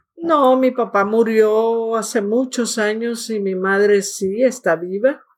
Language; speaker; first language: Spanish; native; Spanish